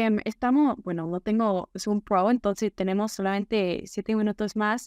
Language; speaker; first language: Spanish; non-native, fluent; English